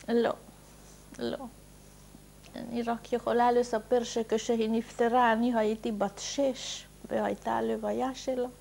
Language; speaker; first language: Hebrew; non-native, fluent; Hungarian